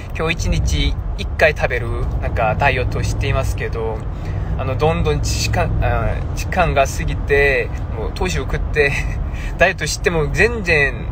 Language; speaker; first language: Japanese; non-native, fluent; Korean